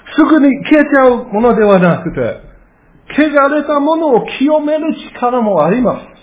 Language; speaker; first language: Japanese; non-native, fluent; English